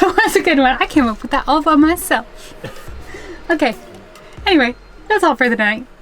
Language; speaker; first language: English; native; English